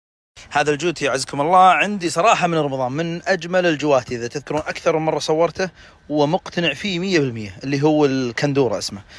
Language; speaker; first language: Arabic; native; Arabic